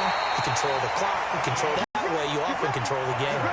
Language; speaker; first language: English; native; English